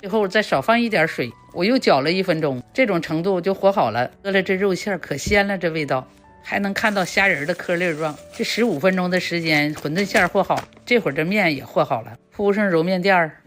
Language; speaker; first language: Chinese; native; Chinese